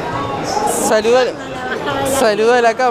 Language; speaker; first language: Spanish; native; Spanish